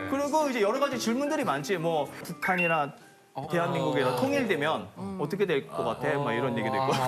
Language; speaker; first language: Korean; non-native, fluent; Japanese